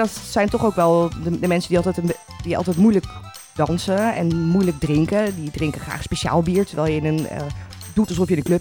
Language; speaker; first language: Dutch; native; Dutch